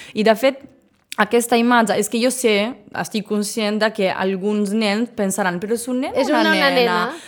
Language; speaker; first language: Catalan; non-native, fluent; Italian